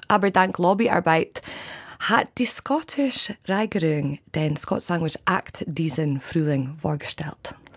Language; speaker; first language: German; non-native, learner; English